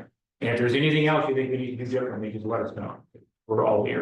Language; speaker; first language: English; native; English